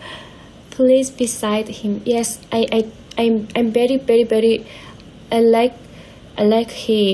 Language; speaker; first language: English; non-native, learner; Thai